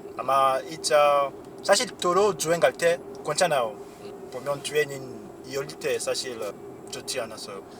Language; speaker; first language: Korean; non-native, learner; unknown